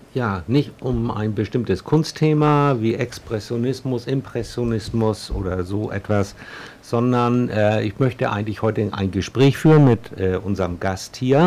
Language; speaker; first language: German; native; German